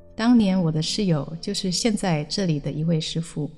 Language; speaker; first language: Chinese; early bilingual, heritage; Chinese